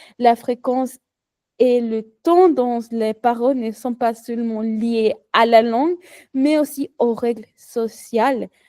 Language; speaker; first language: French; non-native, learner; Spanish